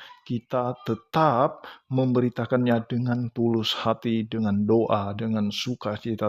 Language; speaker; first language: Indonesian; native; Indonesian